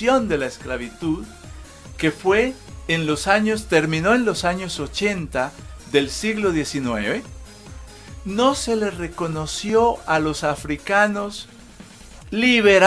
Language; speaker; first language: Spanish; native; Spanish